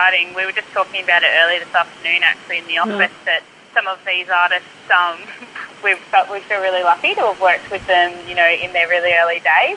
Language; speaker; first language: English; native; English